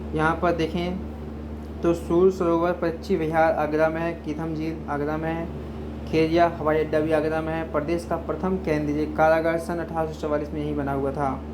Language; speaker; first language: Hindi; native; Hindi